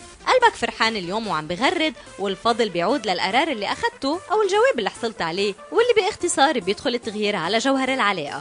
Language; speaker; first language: Arabic; native; Arabic